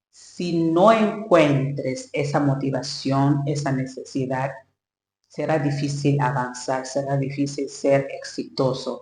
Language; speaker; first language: Spanish; non-native, learner; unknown